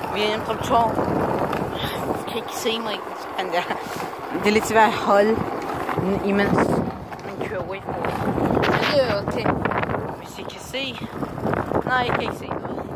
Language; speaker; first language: Danish; non-native, local second language; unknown